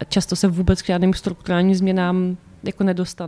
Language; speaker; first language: Czech; native; Czech